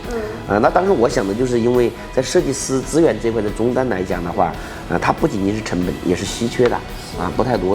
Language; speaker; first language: Chinese; native; Chinese